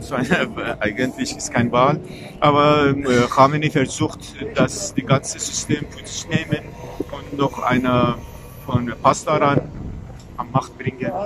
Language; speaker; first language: German; non-native, fluent; Persian